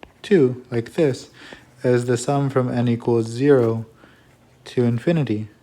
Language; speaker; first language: English; native; English